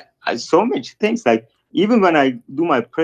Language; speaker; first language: English; non-native, fluent; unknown